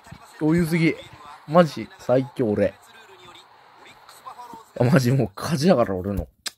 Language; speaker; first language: Japanese; native; Japanese